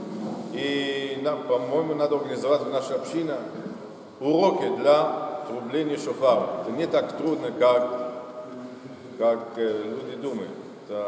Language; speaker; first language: Russian; non-native, fluent; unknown